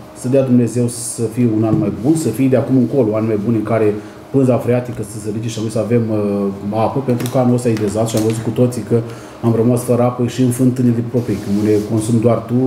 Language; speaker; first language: Romanian; native; Romanian